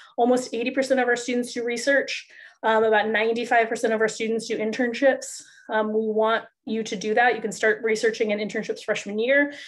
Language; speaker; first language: English; native; English